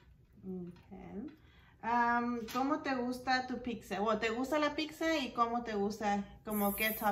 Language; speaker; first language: Spanish; early bilingual, heritage; Spanish